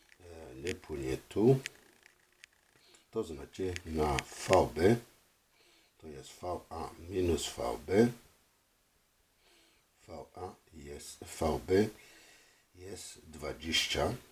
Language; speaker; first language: Polish; non-native, fluent; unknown